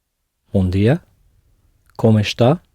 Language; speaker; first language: Portuguese; non-native, learner; English